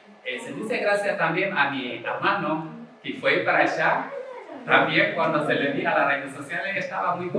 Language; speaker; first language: Spanish; non-native, learner; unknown